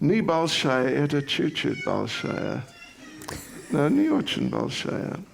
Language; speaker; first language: Russian; non-native, learner; English